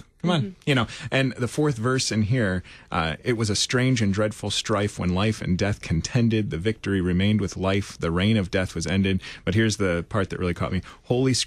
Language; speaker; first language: English; native; English